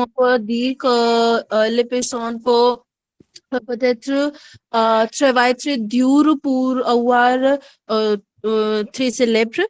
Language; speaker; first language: French; non-native, learner; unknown